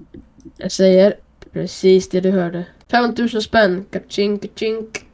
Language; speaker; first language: Swedish; native; Swedish